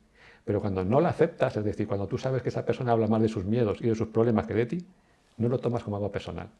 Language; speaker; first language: Spanish; native; Spanish